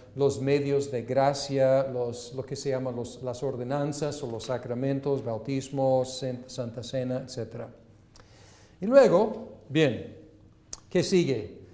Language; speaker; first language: Spanish; non-native, fluent; English